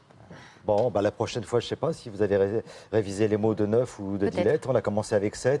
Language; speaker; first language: French; native; French